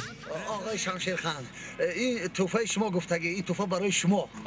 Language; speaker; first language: Persian; native; Persian